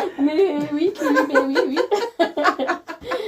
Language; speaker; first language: French; native; French